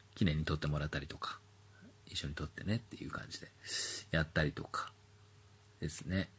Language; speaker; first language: Japanese; native; Japanese